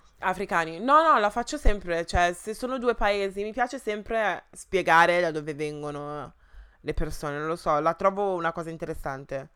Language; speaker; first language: Italian; early bilingual, other home language; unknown